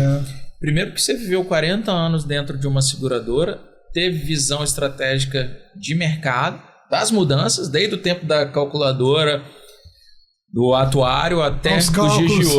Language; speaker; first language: Portuguese; native; Portuguese